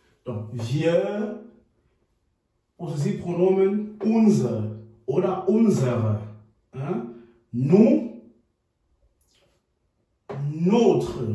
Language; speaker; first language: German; non-native, fluent; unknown